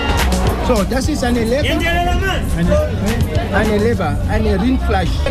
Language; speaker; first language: German; non-native, local second language; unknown